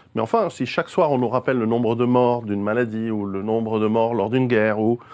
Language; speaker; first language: French; native; French